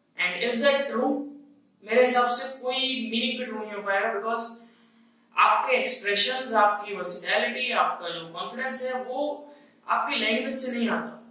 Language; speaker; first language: Hindi; native; Hindi